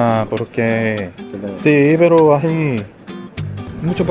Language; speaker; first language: Spanish; non-native, learner; Korean